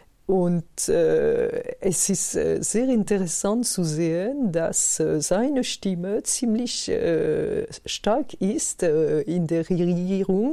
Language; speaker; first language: German; non-native, fluent; French